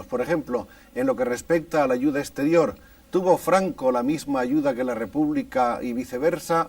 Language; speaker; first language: Spanish; native; Spanish